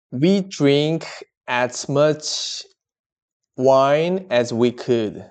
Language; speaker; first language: English; non-native, learner; Korean